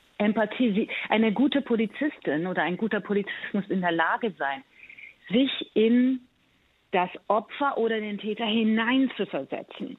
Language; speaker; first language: German; early bilingual, other home language; Persian